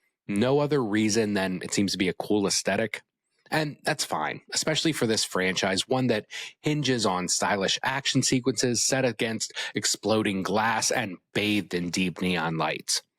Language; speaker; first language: English; native; English